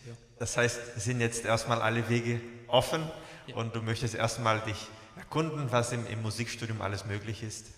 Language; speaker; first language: German; native; German